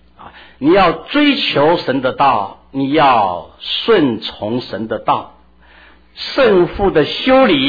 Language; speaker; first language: Chinese; native; Chinese